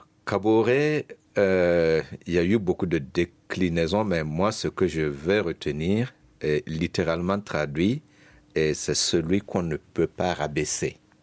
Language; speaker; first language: French; non-native, local second language; Mossi